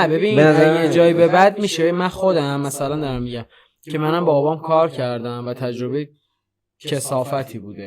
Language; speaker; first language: Persian; native; Persian